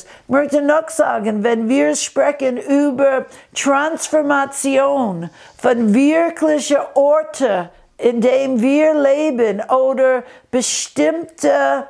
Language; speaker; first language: German; non-native, fluent; English